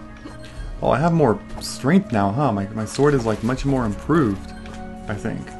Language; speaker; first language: English; native; English